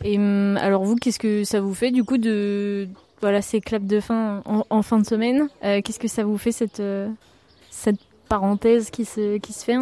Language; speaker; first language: French; native; French